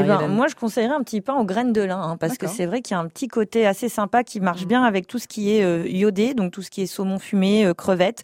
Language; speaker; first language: French; native; French